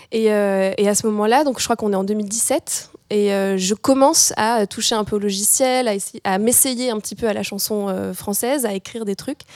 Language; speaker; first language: French; native; French